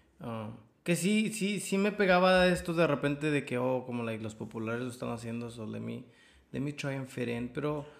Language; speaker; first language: Spanish; early bilingual, other home language; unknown